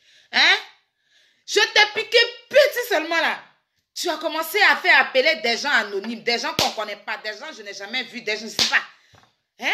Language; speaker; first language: French; native; French